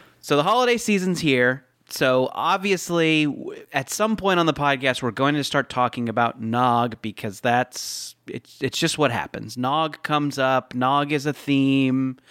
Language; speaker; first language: English; native; English